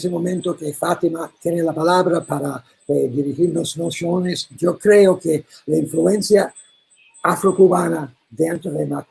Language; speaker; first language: Spanish; non-native, learner; English